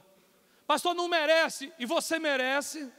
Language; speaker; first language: Portuguese; native; Portuguese